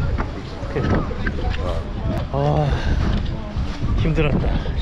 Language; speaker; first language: Korean; native; Korean